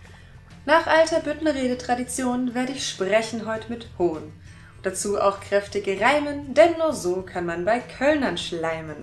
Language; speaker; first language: German; native; German